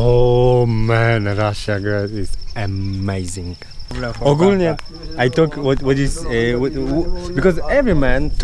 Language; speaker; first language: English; non-native, learner; Polish